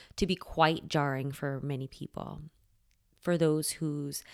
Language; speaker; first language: English; native; English